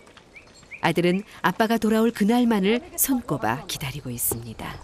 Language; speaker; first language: Korean; native; Korean